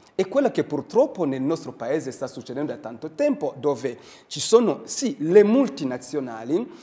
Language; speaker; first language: Italian; non-native, fluent; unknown